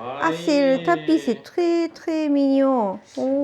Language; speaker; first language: French; non-native, learner; Japanese